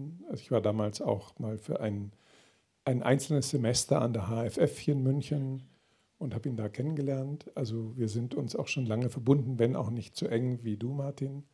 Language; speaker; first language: German; native; German